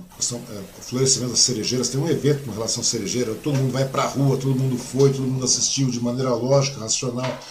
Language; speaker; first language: Portuguese; early bilingual, other home language; Chinese